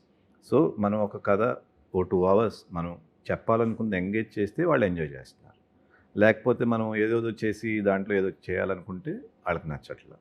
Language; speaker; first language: Telugu; native; Telugu